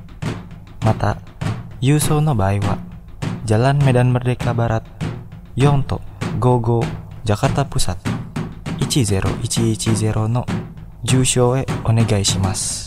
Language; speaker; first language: Japanese; non-native, fluent; Indonesian